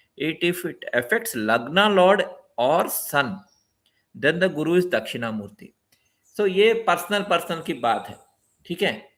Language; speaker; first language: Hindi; non-native, local second language; Telugu